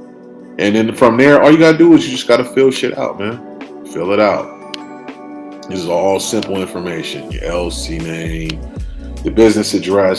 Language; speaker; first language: English; native; English